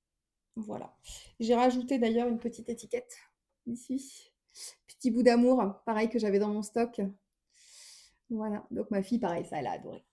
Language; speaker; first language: French; native; French